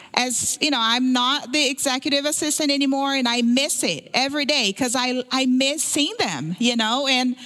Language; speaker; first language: English; early bilingual, other home language; Portuguese